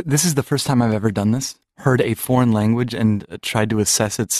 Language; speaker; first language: English; native; English